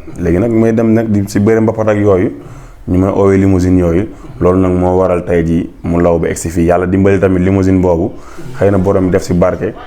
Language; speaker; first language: Wolof; native; Wolof